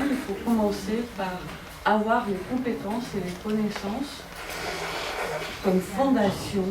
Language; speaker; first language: French; non-native, fluent; Dutch